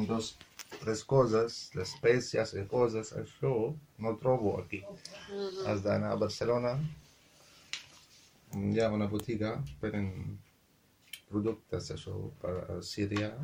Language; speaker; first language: Catalan; non-native, fluent; Arabic